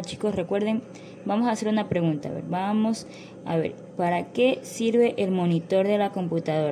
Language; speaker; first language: Spanish; native; Spanish